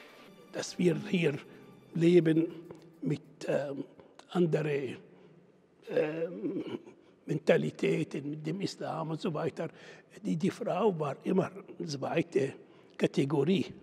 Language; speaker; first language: German; non-native, fluent; Arabic